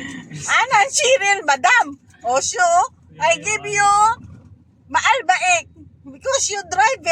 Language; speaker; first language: English; non-native, learner; Filipino